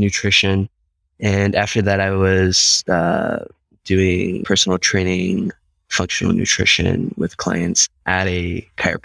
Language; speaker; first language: English; native; English